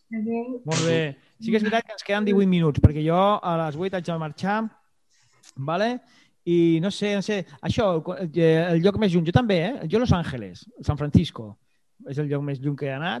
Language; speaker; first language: Catalan; native; Catalan